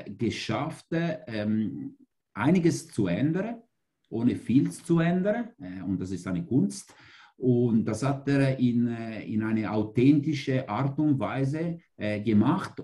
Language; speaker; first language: German; non-native, local second language; Italian